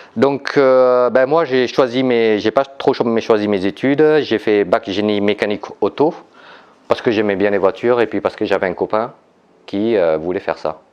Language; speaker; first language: French; early bilingual, other home language; Vietnamese